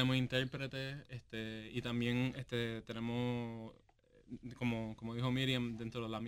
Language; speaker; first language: Spanish; native; Spanish